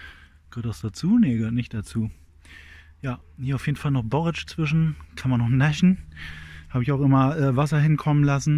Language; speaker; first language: German; native; German